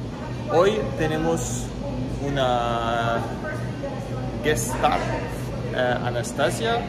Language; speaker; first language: Spanish; non-native, learner; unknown